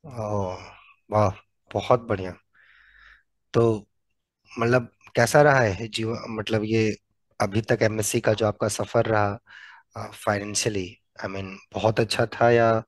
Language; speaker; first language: Hindi; native; Hindi